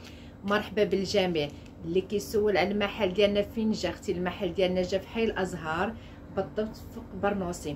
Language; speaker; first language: Arabic; native; Arabic